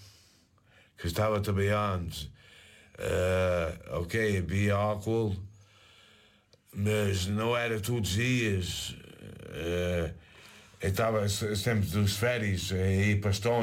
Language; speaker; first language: Portuguese; native; Portuguese